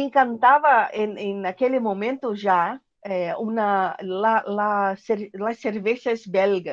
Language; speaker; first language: Spanish; non-native, learner; Portuguese